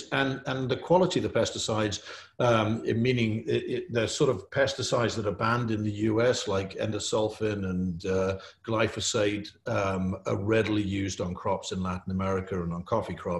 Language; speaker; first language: English; native; English